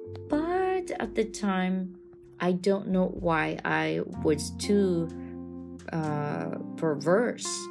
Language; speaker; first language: English; non-native, fluent; Japanese